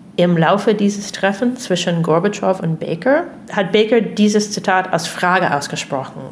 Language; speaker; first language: German; non-native, fluent; English